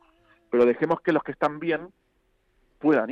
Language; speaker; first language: Spanish; native; Spanish